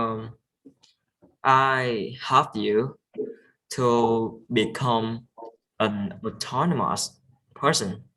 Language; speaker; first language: English; non-native, learner; Vietnamese